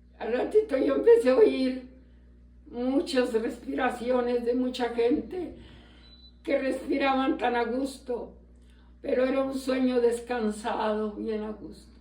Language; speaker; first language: Spanish; native; Spanish